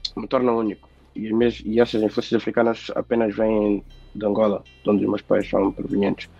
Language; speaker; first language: Portuguese; native; Portuguese